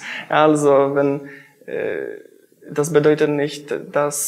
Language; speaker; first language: German; non-native, fluent; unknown